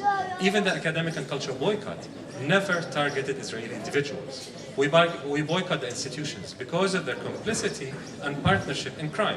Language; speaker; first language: English; non-native, fluent; Arabic